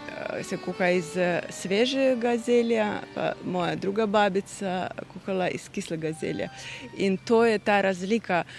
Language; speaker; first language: Slovenian; non-native, fluent; Russian